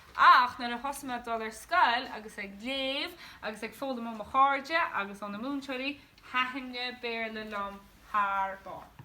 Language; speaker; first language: Irish; native; Irish